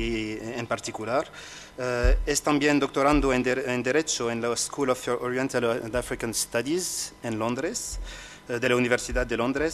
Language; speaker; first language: Spanish; non-native, fluent; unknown